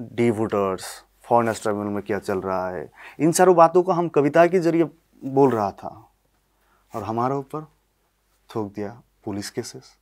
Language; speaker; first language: Hindi; non-native, local second language; Bangla